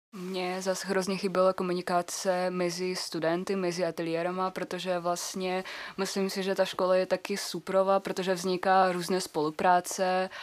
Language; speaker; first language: Czech; non-native, fluent; Kazakh